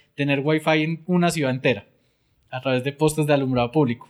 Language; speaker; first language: Spanish; native; Spanish